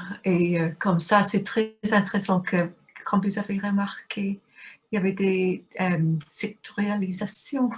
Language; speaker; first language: French; non-native, fluent; English